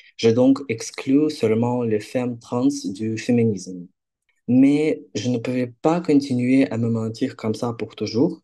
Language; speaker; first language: French; non-native, fluent; Ukrainian